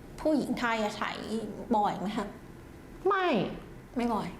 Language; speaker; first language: Thai; non-native, fluent; Vietnamese